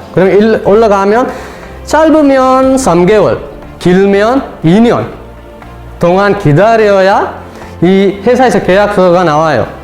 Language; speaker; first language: Korean; non-native, fluent; Sinhala